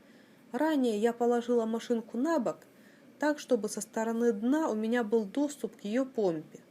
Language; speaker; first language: Russian; native; Russian